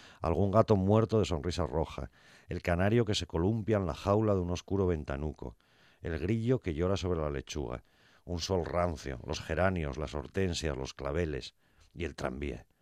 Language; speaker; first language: Spanish; native; Spanish